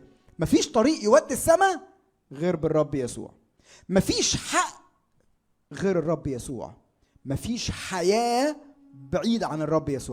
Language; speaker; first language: Arabic; native; Arabic